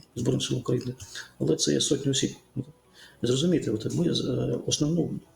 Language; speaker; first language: Ukrainian; native; Ukrainian